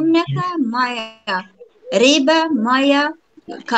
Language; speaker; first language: Russian; non-native, learner; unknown